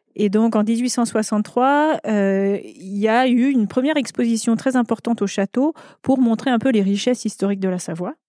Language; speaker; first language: French; native; French